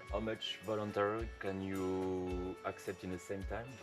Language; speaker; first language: English; non-native, learner; French